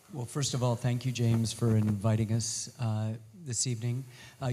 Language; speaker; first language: English; native; English